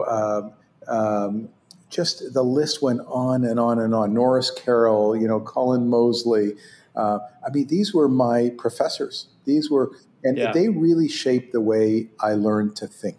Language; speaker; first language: English; non-native, fluent; Hebrew